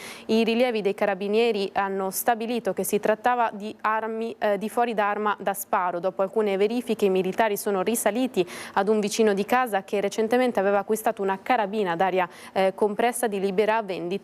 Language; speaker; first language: Italian; native; Italian